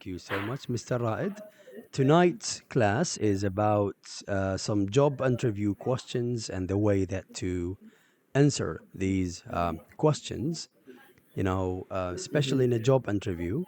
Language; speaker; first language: English; non-native, fluent; Arabic